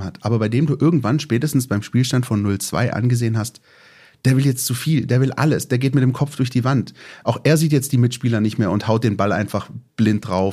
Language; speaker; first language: German; native; German